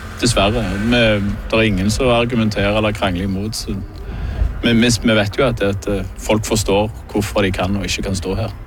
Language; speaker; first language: Norwegian; native; Norwegian